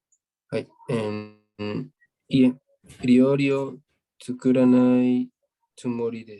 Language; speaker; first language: Japanese; non-native, learner; Spanish